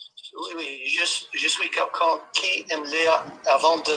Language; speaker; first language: French; non-native, learner; English